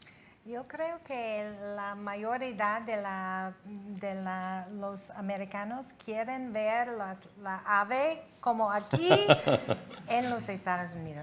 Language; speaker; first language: Spanish; non-native, fluent; English